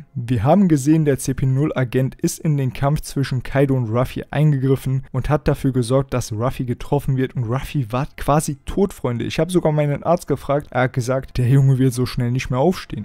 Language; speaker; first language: German; native; German